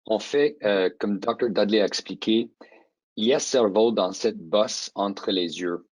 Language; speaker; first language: French; non-native, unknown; English